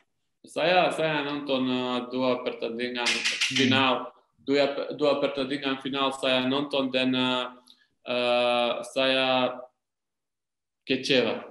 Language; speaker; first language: Indonesian; non-native, learner; Serbian